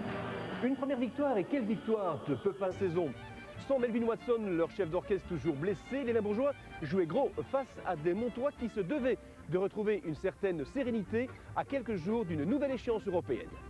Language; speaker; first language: French; native; French